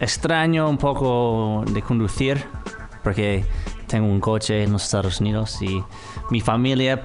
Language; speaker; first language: Spanish; non-native, fluent; English